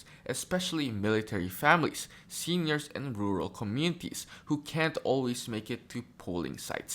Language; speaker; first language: English; native; English